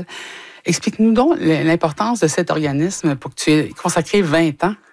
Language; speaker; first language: French; native; French